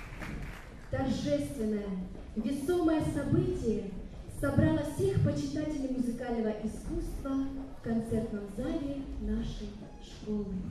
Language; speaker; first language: Russian; native; Russian